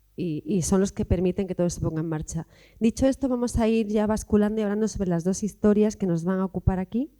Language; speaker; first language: Spanish; native; Spanish